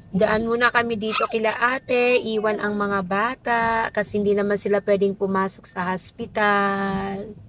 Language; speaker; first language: Filipino; native; Filipino